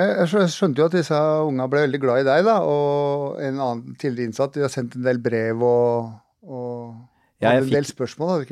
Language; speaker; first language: Norwegian; native; Norwegian